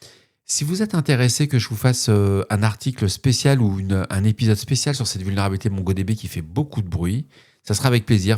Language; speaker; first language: French; native; French